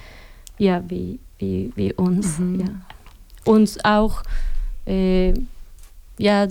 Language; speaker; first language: German; non-native, learner; Spanish